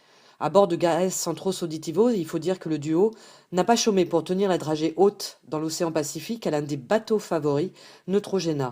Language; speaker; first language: French; native; French